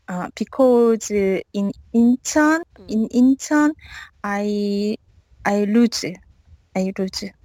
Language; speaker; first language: English; non-native, learner; Korean